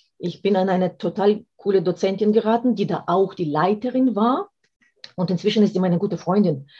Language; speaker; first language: German; non-native, fluent; Russian